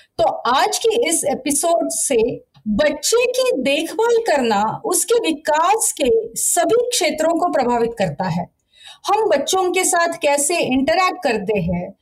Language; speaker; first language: Hindi; non-native, local second language; Marathi